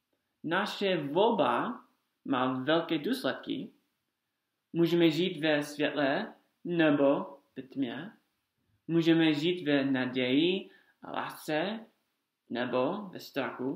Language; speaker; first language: Czech; non-native, fluent; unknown